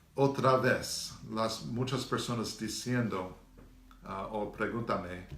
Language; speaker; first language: Spanish; non-native, learner; English